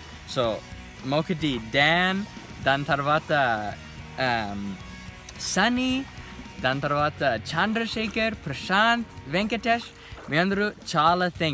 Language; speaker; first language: Telugu; non-native, learner; English